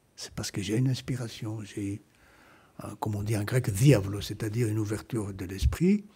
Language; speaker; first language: French; non-native, fluent; Greek